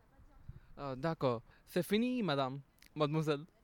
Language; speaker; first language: French; non-native, learner; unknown